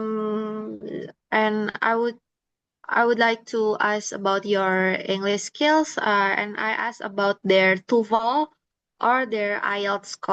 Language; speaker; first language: English; non-native, learner; Indonesian